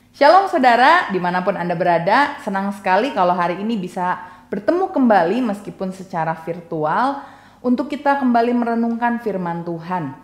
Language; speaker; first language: Indonesian; native; Indonesian